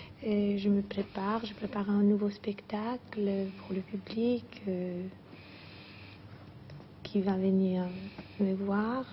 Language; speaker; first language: French; non-native, fluent; Greek